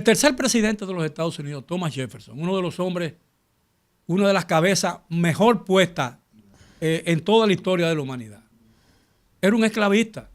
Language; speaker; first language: Spanish; native; Spanish